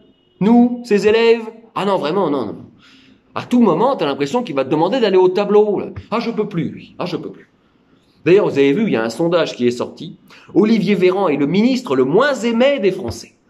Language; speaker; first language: French; native; French